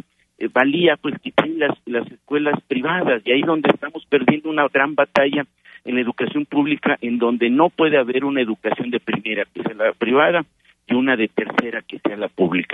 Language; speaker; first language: Spanish; native; Spanish